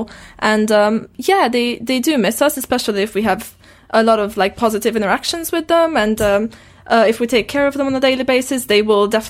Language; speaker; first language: English; non-native, fluent; Romanian